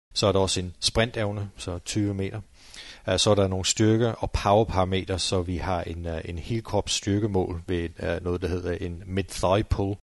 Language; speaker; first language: Danish; non-native, fluent; English